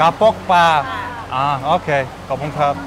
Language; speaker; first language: Thai; non-native, learner; Russian